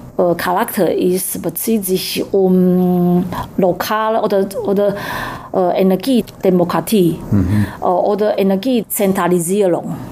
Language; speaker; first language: German; non-native, learner; Chinese